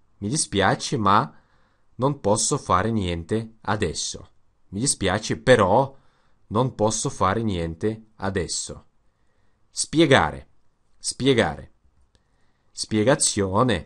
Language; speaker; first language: Italian; non-native, learner; Russian